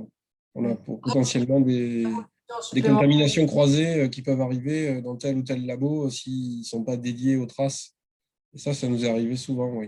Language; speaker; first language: French; native; French